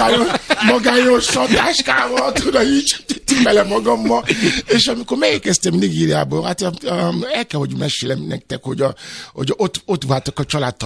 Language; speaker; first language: Hungarian; non-native, learner; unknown